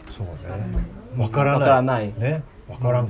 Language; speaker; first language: Japanese; native; Japanese